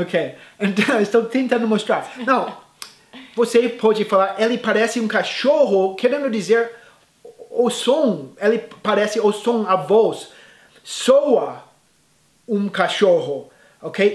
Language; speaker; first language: Portuguese; non-native, fluent; English